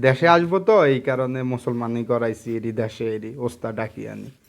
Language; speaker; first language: Bangla; native; Bangla